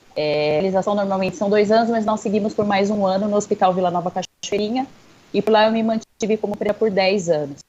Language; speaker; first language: Portuguese; native; Portuguese